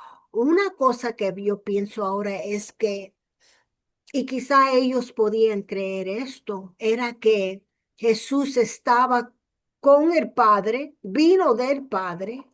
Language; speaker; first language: Spanish; early bilingual, heritage; English